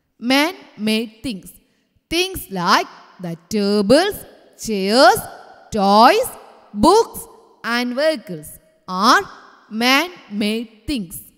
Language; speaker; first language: English; non-native, local second language; Malayalam